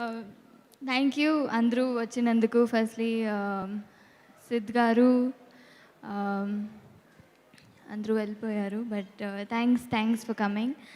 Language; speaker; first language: Telugu; non-native, learner; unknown